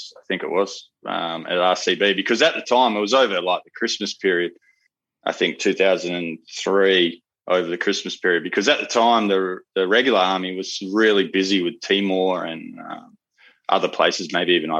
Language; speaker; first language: English; native; English